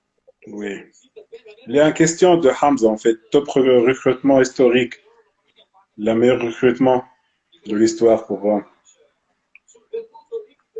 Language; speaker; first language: French; non-native, local second language; Arabic